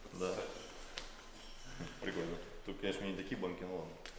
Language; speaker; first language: Russian; native; Russian